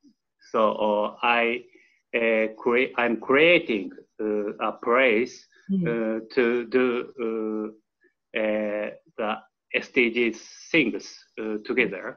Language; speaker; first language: English; non-native, learner; Japanese